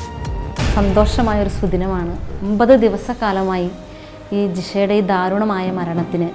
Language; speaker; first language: Malayalam; native; Malayalam